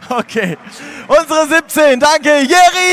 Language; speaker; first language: German; native; German